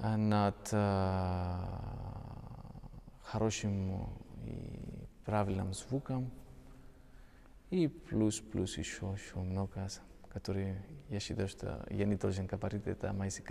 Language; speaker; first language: Russian; non-native, fluent; Greek